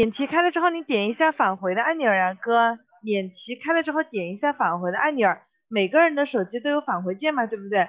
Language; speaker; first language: Chinese; native; Chinese